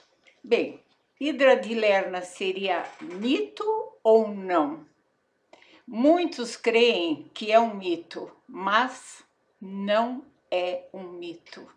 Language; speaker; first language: Portuguese; native; Portuguese